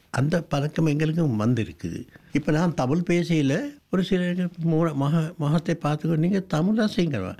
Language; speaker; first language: Tamil; non-native, local second language; Sinhala